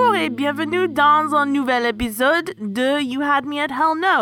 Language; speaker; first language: French; non-native, learner; English